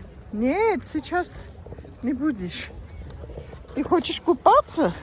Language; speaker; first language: Russian; non-native, fluent; Armenian